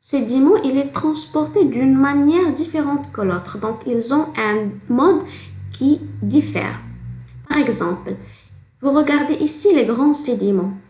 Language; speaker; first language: French; non-native, local second language; Arabic